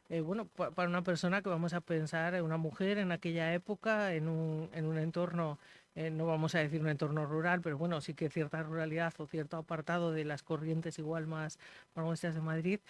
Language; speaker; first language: Spanish; native; Spanish